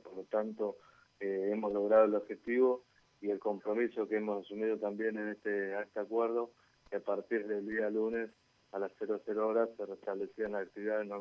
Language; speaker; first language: Spanish; native; Spanish